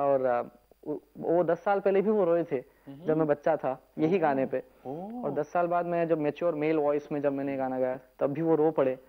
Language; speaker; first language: Hindi; non-native, local second language; Urdu